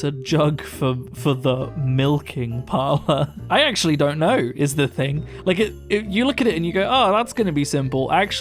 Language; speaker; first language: English; native; English